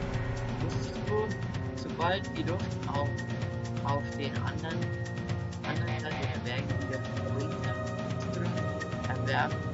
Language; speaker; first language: German; native; German